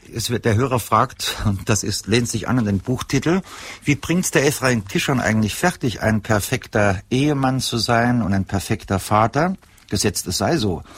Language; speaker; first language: German; native; German